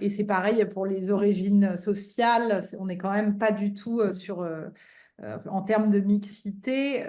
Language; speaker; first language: French; native; French